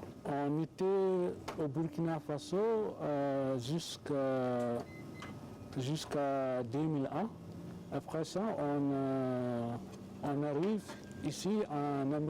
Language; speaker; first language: French; non-native, learner; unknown